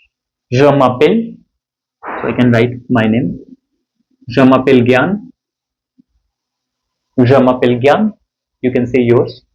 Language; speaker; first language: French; non-native, fluent; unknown